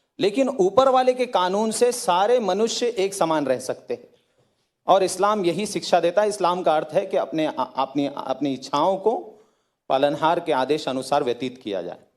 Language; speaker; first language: Hindi; native; Hindi